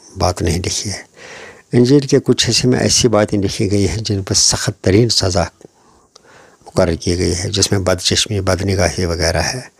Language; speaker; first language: Hindi; non-native, local second language; Kashmiri